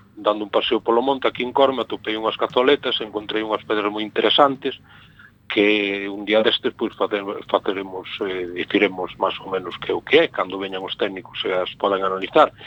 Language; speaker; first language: Galician; native; Galician